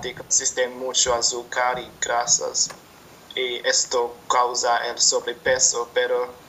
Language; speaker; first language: Spanish; non-native, learner; English